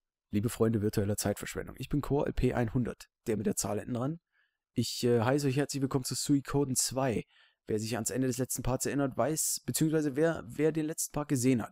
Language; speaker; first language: German; native; German